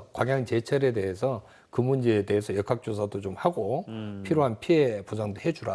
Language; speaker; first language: Korean; native; Korean